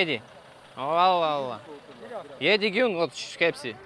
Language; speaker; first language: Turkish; non-native, learner; Russian